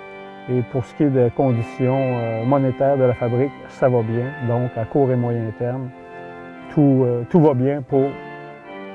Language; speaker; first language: French; native; French